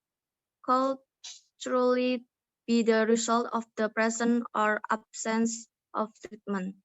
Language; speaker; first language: English; non-native, learner; Indonesian